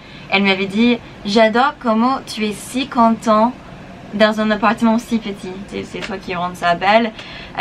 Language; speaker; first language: French; non-native, fluent; English